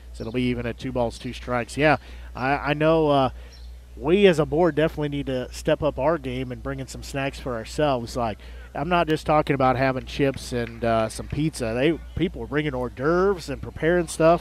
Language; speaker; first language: English; native; English